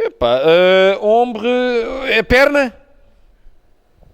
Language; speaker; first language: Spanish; non-native, learner; Portuguese